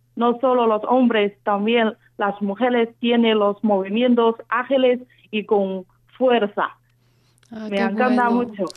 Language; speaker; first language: Spanish; non-native, fluent; Chinese